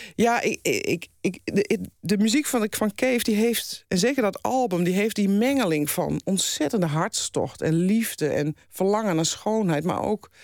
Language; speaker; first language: Dutch; native; Dutch